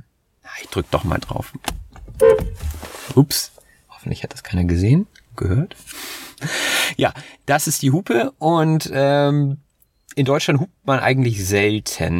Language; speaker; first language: German; native; German